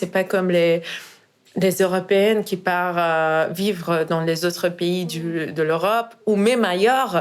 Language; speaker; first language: French; non-native, fluent; Persian